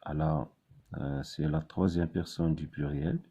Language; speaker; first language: French; non-native, local second language; Arabic